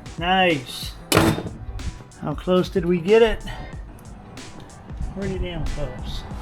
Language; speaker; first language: English; native; English